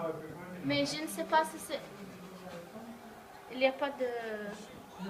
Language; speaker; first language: French; non-native, learner; Portuguese